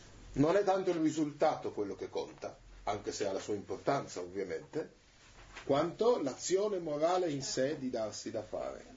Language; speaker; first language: Italian; native; Italian